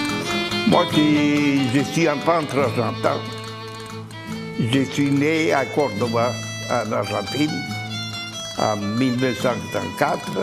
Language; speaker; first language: French; non-native, fluent; Spanish